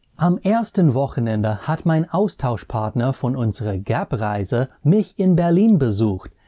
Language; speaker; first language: German; non-native, fluent; English